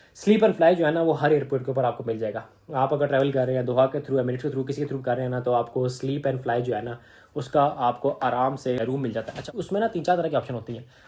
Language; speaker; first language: Urdu; native; Urdu